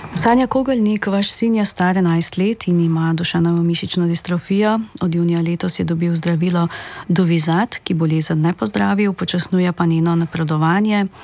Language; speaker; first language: Slovenian; native; Slovenian